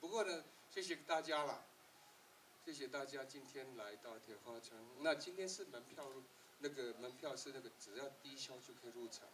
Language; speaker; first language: Chinese; native; Chinese